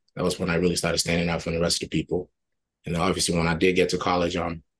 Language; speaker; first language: English; early bilingual, other home language; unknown